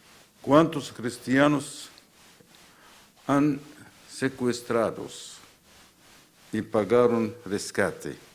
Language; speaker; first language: Spanish; non-native, fluent; Arabic